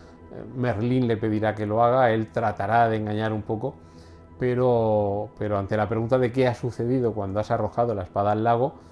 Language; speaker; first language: Spanish; native; Spanish